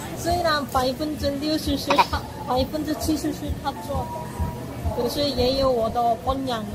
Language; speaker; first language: Chinese; non-native, learner; Korean